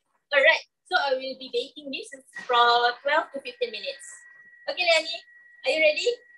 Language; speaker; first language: English; non-native, local second language; Malay